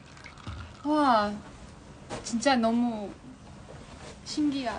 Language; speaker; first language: Korean; non-native, learner; Chinese